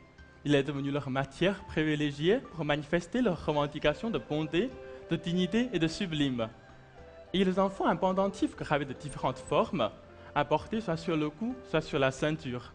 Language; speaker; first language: French; non-native, fluent; Chinese